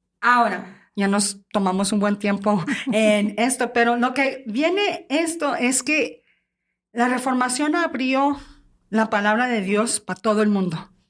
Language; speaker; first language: Spanish; early bilingual, heritage; Spanish